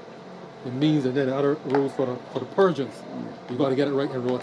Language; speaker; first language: English; native; English